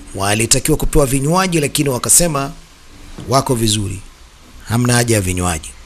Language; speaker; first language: Swahili; native; Swahili